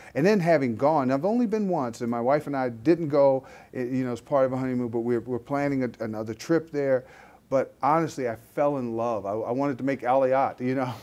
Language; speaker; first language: English; native; English